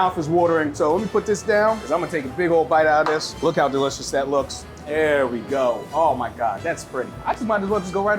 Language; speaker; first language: English; native; English